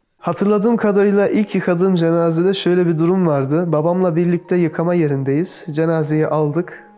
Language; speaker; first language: Turkish; early bilingual, heritage; Turkish